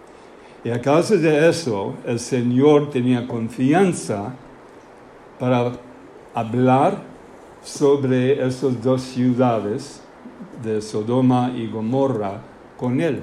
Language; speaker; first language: Spanish; non-native, fluent; English